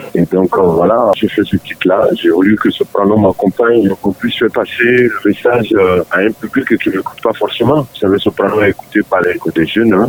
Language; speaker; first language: French; non-native, local second language; Dyula